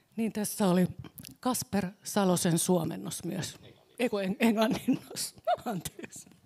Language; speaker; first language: Finnish; native; Finnish